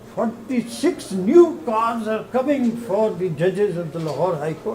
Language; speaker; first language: English; non-native, local second language; Urdu